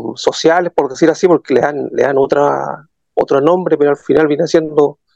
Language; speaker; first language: Spanish; native; Spanish